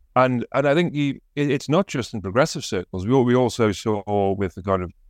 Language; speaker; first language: English; native; English